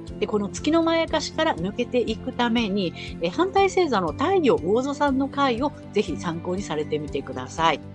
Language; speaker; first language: Japanese; native; Japanese